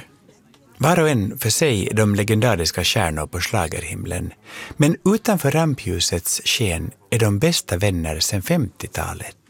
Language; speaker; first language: Swedish; native; Swedish